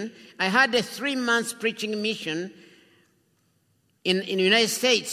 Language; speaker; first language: English; non-native, local second language; Kinyarwanda